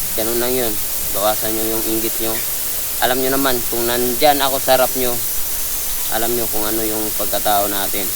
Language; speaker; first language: Filipino; non-native, local second language; Cebuano